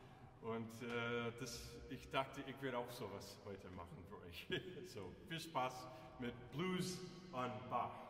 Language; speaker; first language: German; non-native, fluent; English